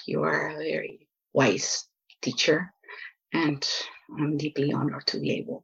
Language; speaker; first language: English; non-native, fluent; Spanish